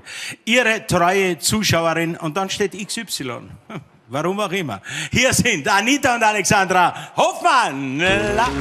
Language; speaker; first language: German; native; German